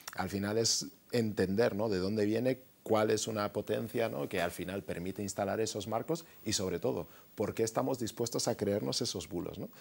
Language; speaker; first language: Spanish; native; Spanish